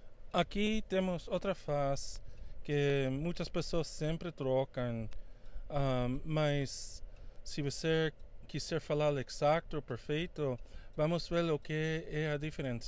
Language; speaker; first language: Portuguese; non-native, fluent; Spanish